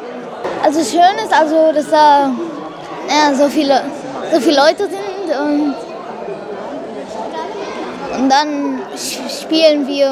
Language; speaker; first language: German; early bilingual, other home language; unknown